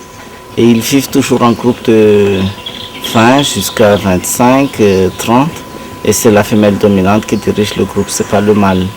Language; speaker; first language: French; non-native, local second language; Malagasy